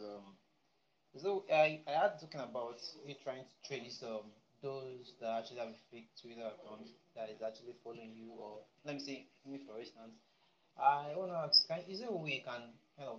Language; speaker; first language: English; non-native, local second language; Yoruba